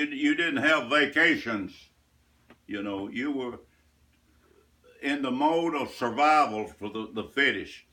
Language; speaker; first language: English; native; English